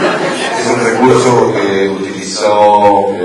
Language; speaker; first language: Spanish; native; Spanish